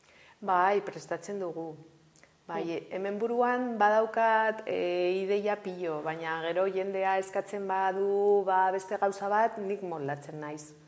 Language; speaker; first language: Basque; non-native, local second language; Spanish